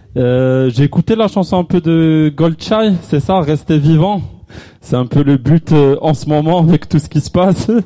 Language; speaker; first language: French; non-native, local second language; Arabic